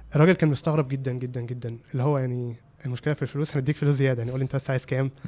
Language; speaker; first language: Arabic; native; Arabic